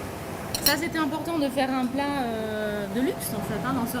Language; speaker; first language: French; native; French